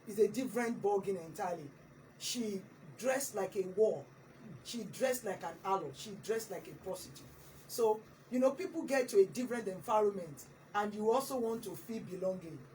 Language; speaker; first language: English; non-native, local second language; Yoruba